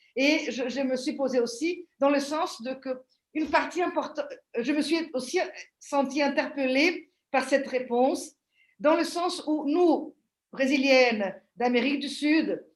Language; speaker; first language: French; non-native, fluent; Portuguese